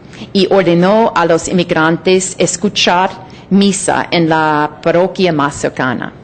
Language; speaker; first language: Spanish; non-native, fluent; English